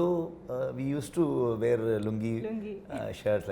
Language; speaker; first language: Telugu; non-native, learner; Kannada